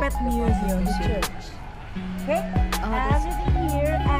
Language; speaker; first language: English; non-native, learner; Indonesian